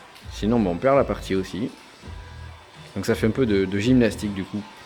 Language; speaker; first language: French; native; French